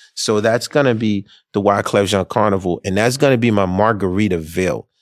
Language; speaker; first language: English; early bilingual, other home language; Haitian Creole